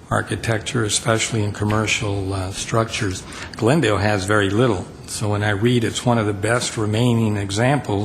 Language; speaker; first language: English; native; English